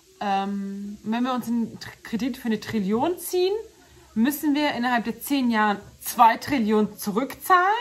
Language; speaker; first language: German; early bilingual, other home language; Turkish